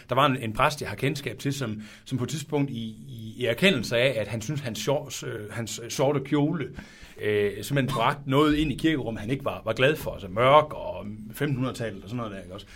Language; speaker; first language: Danish; native; Danish